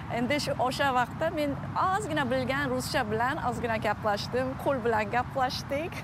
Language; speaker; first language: Uzbek; non-native, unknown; Korean